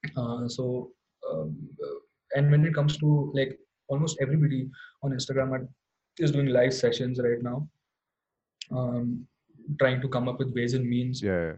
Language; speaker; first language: English; non-native, local second language; Hindi